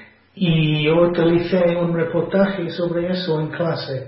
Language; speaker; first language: Spanish; non-native, fluent; English